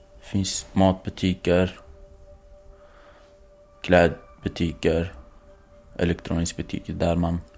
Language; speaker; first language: Swedish; non-native, fluent; Kurdish